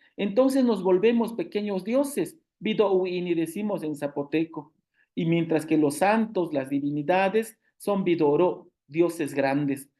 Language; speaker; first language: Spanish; non-native, local second language; Zapotec